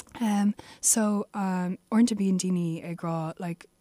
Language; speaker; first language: Irish; non-native, local second language; English